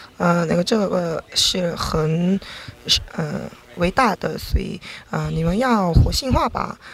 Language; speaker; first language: Chinese; non-native, learner; Korean